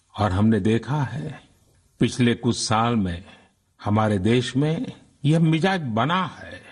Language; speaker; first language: Hindi; non-native, local second language; Gujarati